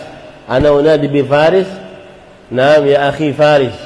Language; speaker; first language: Arabic; non-native, fluent; Indonesian